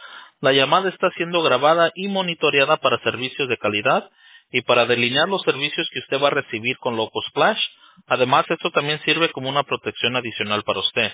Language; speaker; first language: Spanish; early bilingual, heritage; Spanish